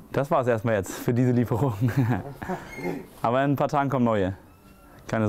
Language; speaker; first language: German; native; German